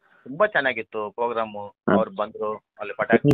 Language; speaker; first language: Kannada; native; Kannada